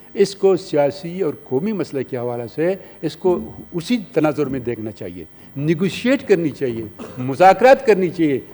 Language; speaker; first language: Urdu; non-native, local second language; Baluchi